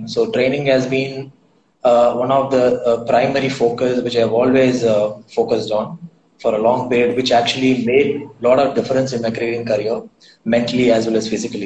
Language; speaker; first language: English; non-native, local second language; Tamil